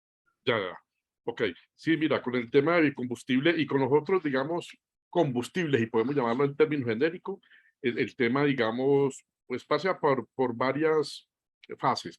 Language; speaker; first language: Spanish; native; Spanish